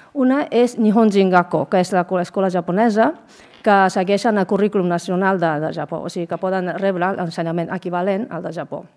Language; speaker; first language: Catalan; non-native, fluent; Japanese